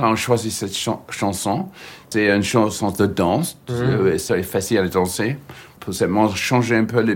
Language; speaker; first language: French; non-native, fluent; English